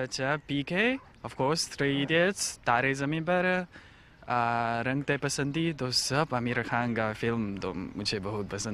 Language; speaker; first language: Hindi; non-native, learner; Chinese